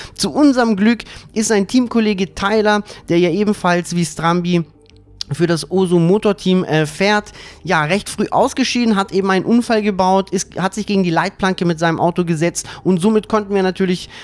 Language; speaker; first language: German; native; German